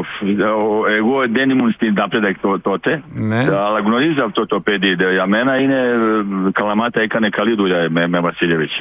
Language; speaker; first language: Greek; non-native, learner; Serbian